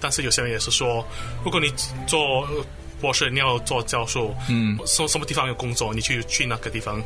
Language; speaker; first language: Chinese; non-native, local second language; English